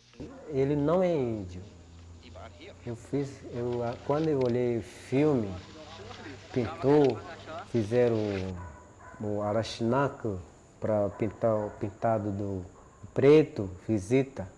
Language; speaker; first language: Portuguese; non-native, local second language; Yanomámi